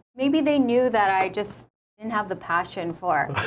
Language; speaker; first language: English; native; English